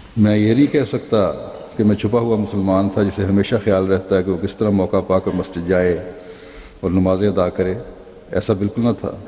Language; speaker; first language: Urdu; native; Urdu